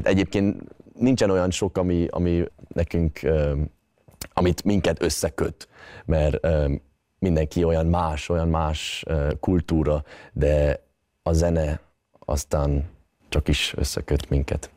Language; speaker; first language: Hungarian; early bilingual, heritage; Hungarian